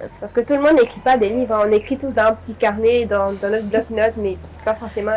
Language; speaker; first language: French; native; French